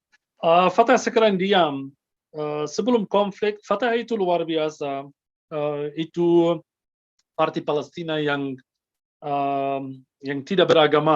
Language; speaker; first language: Indonesian; non-native, fluent; Arabic